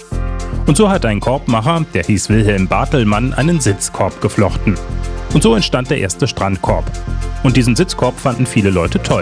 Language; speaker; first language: German; native; German